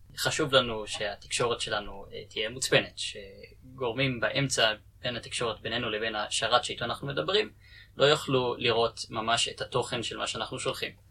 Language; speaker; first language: Hebrew; native; Hebrew